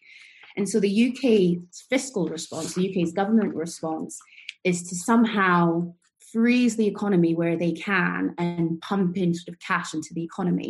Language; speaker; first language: English; native; English